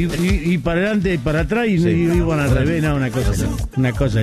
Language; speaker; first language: Spanish; native; Spanish